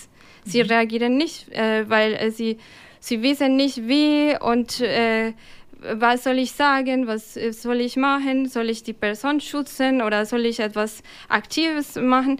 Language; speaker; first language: German; non-native, fluent; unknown